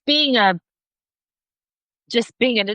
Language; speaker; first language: English; native; English